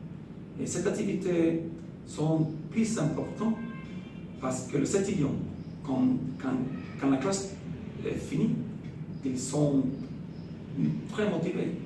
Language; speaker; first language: French; non-native, fluent; Spanish